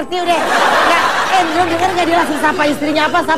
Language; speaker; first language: Indonesian; native; Indonesian